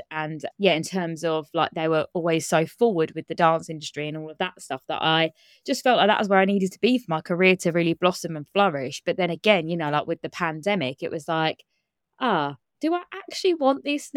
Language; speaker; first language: English; native; English